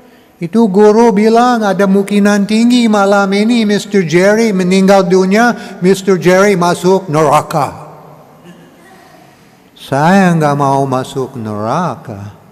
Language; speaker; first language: Indonesian; non-native, learner; English